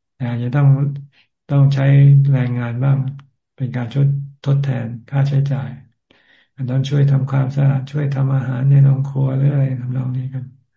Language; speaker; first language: Thai; native; Thai